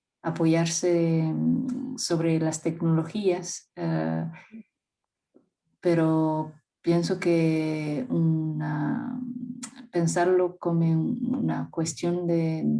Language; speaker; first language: Spanish; non-native, fluent; French